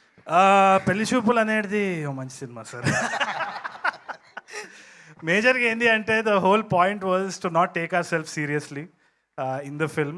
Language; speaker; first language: Telugu; native; Telugu